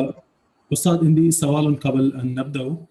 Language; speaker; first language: Arabic; non-native, learner; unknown